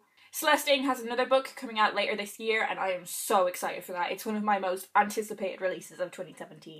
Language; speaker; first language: English; native; English